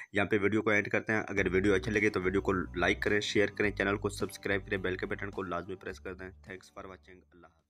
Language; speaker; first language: Urdu; non-native, local second language; Punjabi